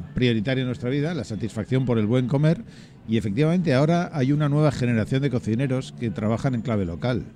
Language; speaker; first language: Spanish; native; Spanish